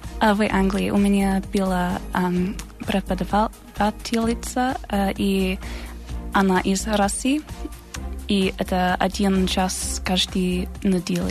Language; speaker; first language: Russian; non-native, learner; English